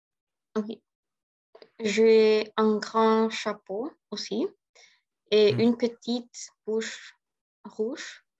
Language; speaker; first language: French; non-native, learner; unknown